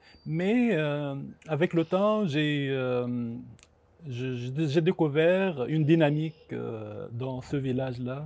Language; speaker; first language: French; non-native, local second language; Arabic